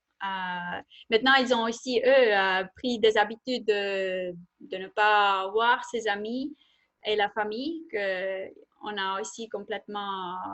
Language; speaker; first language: French; non-native, fluent; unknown